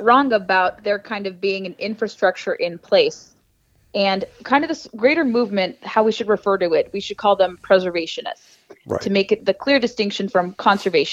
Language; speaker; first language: English; native; English